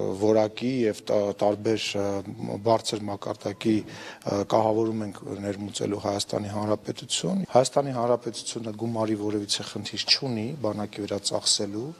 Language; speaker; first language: Armenian; native; Armenian